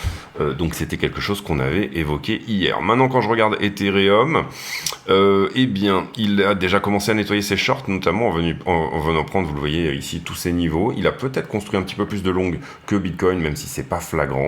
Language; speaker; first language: French; native; French